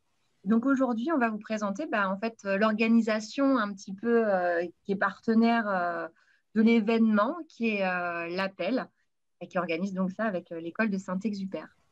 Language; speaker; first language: French; native; French